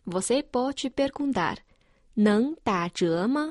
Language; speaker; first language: Portuguese; non-native, fluent; Chinese